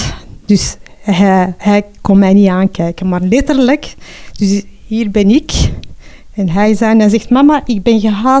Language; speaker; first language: Dutch; non-native, local second language; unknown